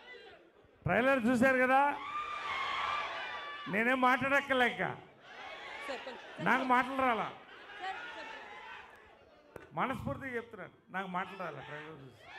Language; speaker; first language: Telugu; native; Telugu